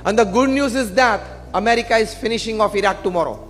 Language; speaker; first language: English; non-native, local second language; Gujarati